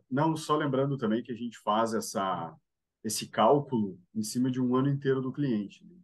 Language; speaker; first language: Portuguese; native; Portuguese